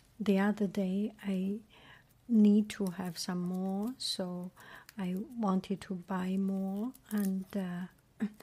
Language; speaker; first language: English; non-native, fluent; Chinese